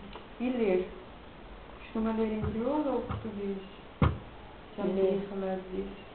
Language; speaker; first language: Portuguese; non-native, local second language; Kabuverdianu